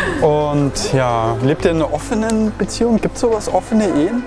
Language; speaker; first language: German; native; German